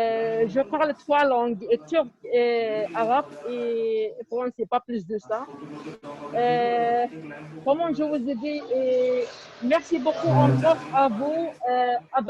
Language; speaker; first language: French; non-native, learner; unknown